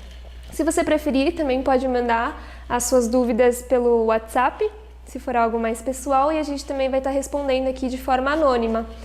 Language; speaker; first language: Portuguese; native; Portuguese